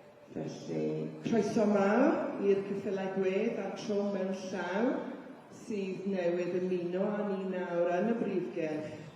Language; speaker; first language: Welsh; native; Welsh